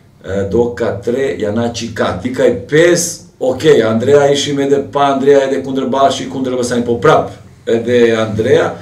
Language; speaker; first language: Albanian; non-native, fluent; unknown